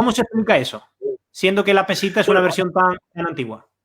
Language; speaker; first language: Spanish; native; Spanish